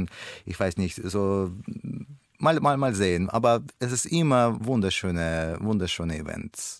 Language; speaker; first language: German; non-native, learner; Russian